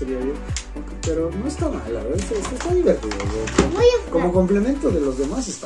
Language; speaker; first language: Spanish; native; Spanish